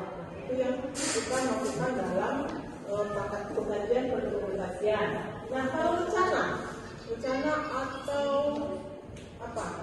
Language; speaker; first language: Indonesian; native; Indonesian